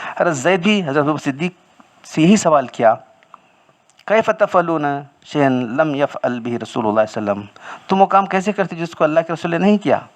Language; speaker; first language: Urdu; native; Urdu